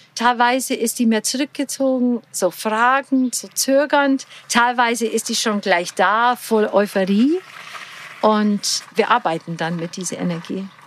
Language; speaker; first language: German; non-native, fluent; English